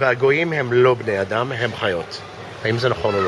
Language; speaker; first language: Hebrew; non-native, fluent; English